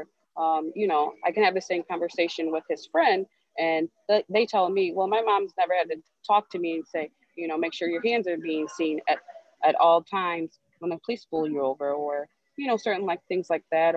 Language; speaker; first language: English; native; English